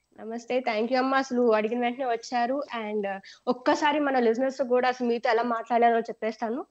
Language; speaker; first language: Telugu; native; Telugu